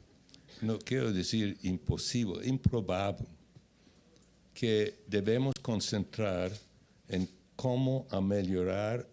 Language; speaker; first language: Portuguese; non-native, fluent; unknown